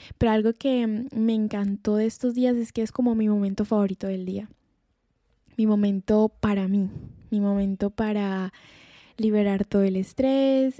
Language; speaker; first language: Spanish; native; Spanish